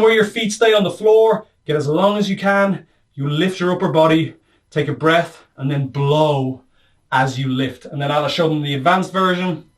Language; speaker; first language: English; native; English